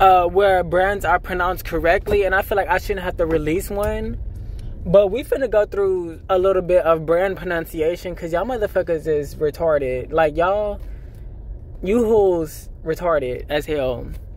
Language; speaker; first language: English; native; English